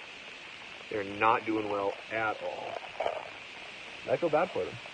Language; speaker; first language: English; native; English